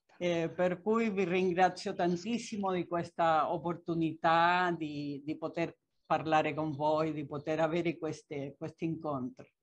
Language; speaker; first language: Italian; non-native, fluent; Spanish